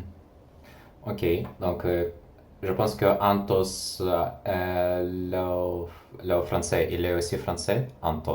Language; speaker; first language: French; non-native, learner; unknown